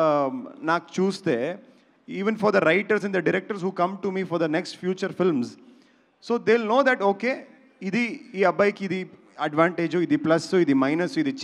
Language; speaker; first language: Telugu; non-native, local second language; Kannada